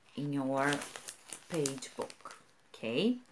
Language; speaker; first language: English; non-native, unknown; Portuguese